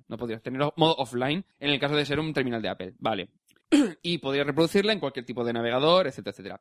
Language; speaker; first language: Spanish; native; Spanish